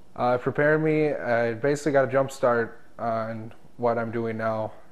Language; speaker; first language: English; native; English